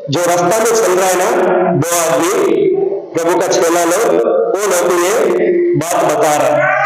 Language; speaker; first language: Hindi; non-native, local second language; Telugu